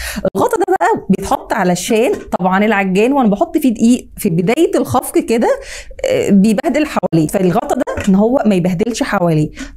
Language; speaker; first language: Arabic; native; Arabic